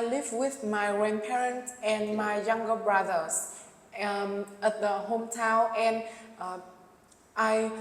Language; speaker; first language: English; non-native, learner; Vietnamese